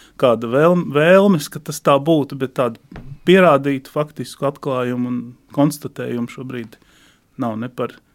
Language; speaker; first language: Latvian; native; Latvian